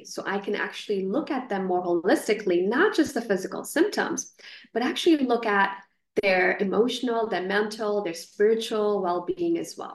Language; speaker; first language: English; non-native, local second language; Gujarati